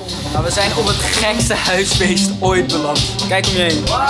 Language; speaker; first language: Dutch; native; Dutch